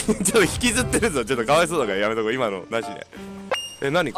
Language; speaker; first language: Japanese; native; Japanese